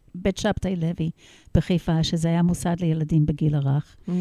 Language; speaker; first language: Hebrew; non-native, fluent; English